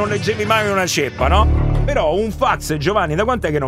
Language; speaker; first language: Italian; native; Italian